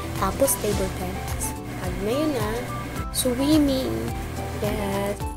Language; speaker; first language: Filipino; non-native, local second language; Cebuano